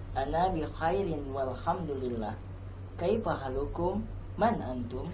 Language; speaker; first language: Arabic; non-native, learner; Indonesian